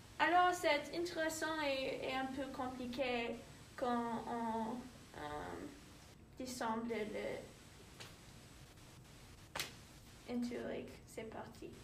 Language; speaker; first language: French; non-native, learner; English